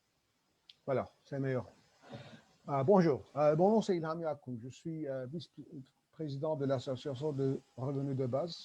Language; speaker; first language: French; non-native, learner; Turkish